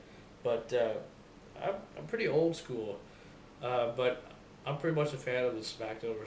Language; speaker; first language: English; native; English